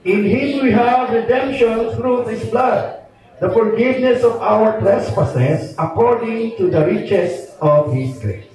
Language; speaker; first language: English; non-native, local second language; Filipino